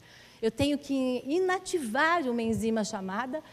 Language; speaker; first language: Portuguese; native; Portuguese